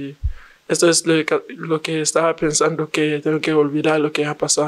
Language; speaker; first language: Spanish; non-native, learner; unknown